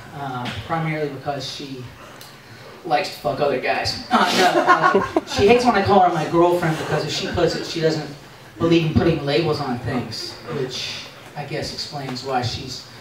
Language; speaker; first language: English; native; English